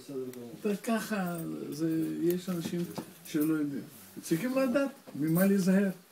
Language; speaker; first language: Hebrew; non-native, learner; Russian